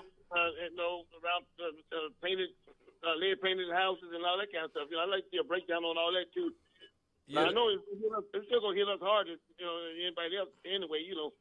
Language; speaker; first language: English; native; English